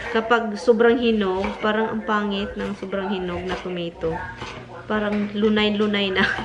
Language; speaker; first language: Filipino; non-native, local second language; Cebuano